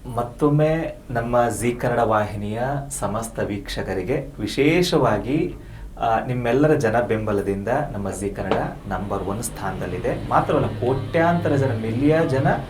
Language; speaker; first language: Kannada; native; Kannada